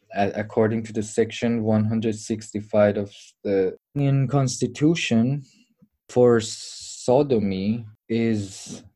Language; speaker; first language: English; non-native, fluent; Persian